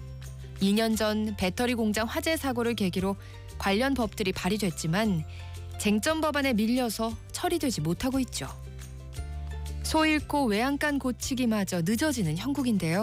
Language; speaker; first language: Korean; native; Korean